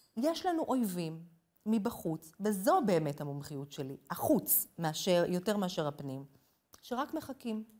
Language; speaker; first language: Hebrew; non-native, fluent; English